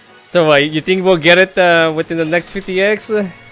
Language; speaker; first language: English; early bilingual, other home language; Spanish